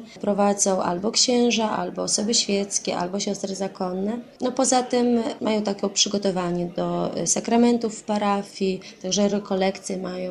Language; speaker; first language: Polish; native; Polish